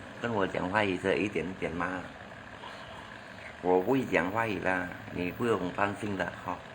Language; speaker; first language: Chinese; non-native, learner; Hakka Chinese